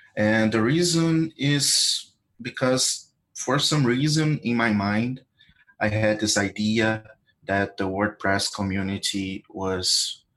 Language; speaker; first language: English; non-native, fluent; Portuguese